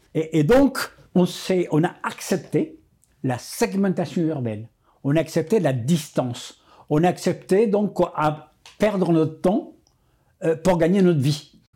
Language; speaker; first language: French; non-native, fluent; Spanish